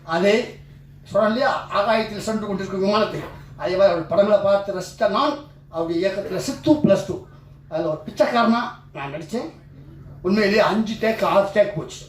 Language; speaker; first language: Tamil; native; Tamil